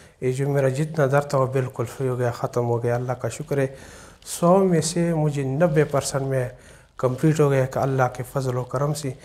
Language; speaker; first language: Urdu; non-native, local second language; Pashto